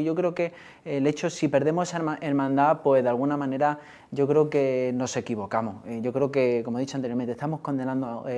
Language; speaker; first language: Spanish; native; Spanish